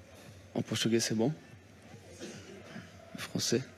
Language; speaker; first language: French; non-native, fluent; Portuguese